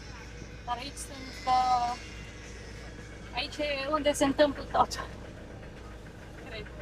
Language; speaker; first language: Romanian; non-native, fluent; Bulgarian